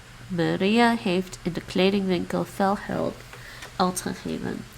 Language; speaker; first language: Dutch; non-native, learner; English